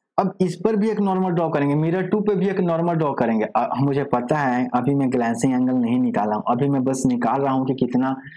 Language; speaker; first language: Hindi; native; Hindi